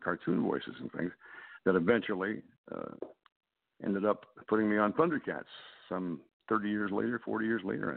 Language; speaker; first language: English; native; English